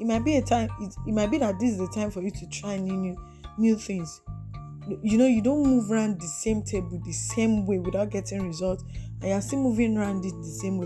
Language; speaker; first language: English; non-native, local second language; Yoruba